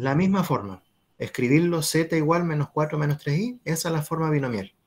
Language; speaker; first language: Spanish; native; Spanish